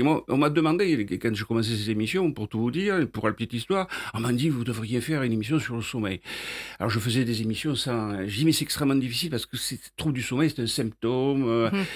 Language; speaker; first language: French; native; French